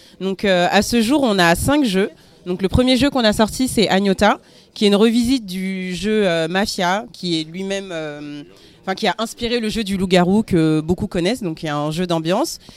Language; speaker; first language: French; early bilingual, other home language; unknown